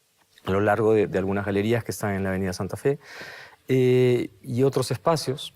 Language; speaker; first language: Spanish; native; Spanish